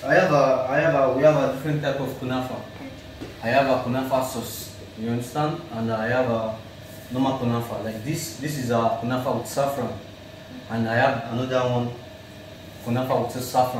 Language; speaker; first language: English; non-native, learner; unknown